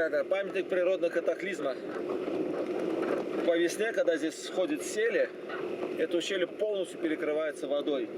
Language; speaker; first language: Russian; native; Russian